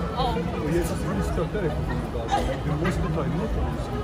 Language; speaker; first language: Swedish; non-native, fluent; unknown